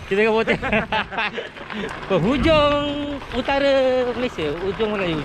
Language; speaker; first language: Malay; native; Malay